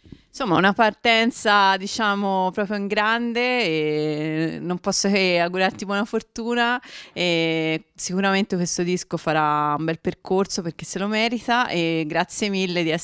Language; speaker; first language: Italian; native; Italian